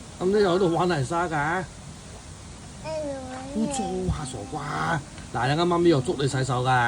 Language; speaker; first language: Cantonese; native; Cantonese